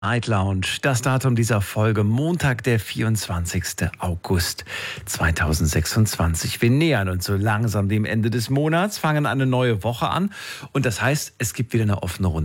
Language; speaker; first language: German; native; German